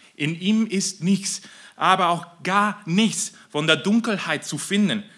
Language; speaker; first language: German; non-native, fluent; Spanish